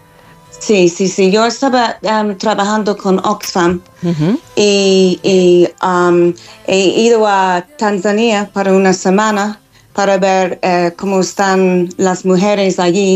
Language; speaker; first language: Spanish; non-native, fluent; English